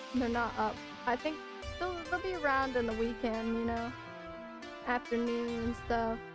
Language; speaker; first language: English; native; English